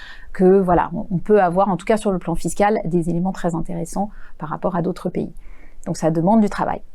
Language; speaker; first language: French; native; French